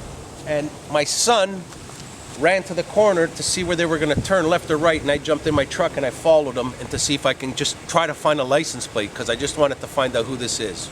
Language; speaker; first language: English; native; English